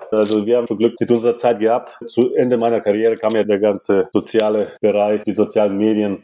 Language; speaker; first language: German; early bilingual, other home language; Russian